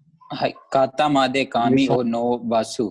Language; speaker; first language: Japanese; non-native, learner; Hindi